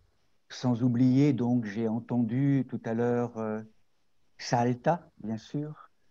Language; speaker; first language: French; native; French